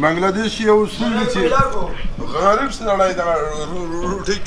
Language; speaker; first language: Hindi; non-native, learner; Pashto